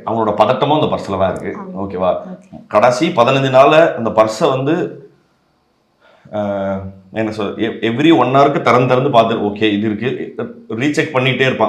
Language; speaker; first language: Tamil; native; Tamil